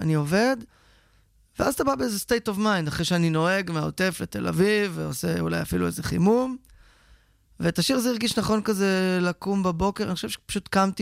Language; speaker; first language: Hebrew; native; Hebrew